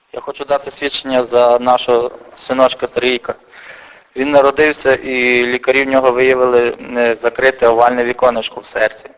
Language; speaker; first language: Ukrainian; native; Ukrainian